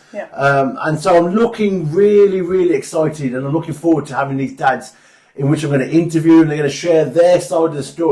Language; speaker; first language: English; native; English